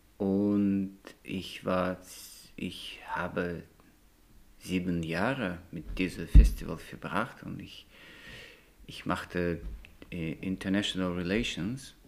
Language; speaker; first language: German; non-native, learner; Russian